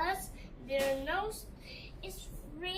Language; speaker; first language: English; early bilingual, other home language; Nepali